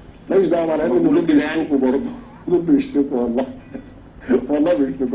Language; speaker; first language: Arabic; native; Arabic